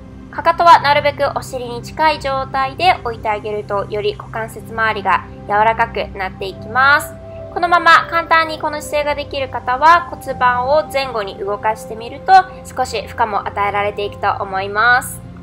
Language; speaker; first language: Japanese; native; Japanese